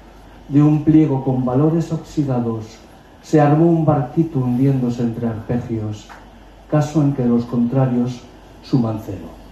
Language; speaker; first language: Spanish; native; Spanish